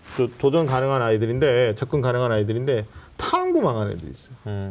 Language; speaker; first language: Korean; native; Korean